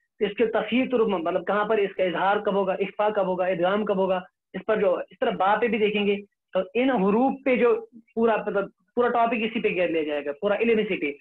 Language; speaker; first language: Urdu; non-native, local second language; Kashmiri